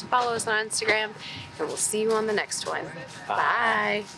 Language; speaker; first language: English; native; English